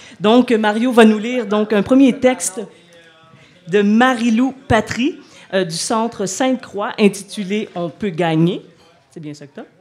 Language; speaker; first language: French; native; French